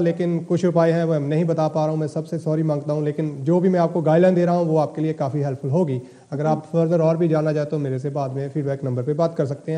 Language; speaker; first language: Hindi; native; Hindi